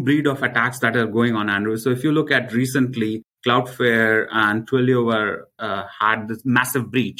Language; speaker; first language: English; non-native, local second language; Hindi